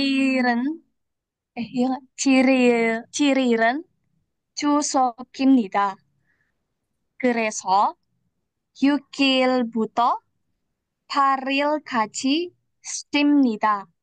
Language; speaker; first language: Korean; non-native, learner; Indonesian